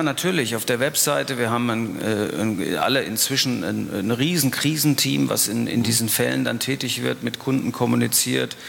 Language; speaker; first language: German; native; German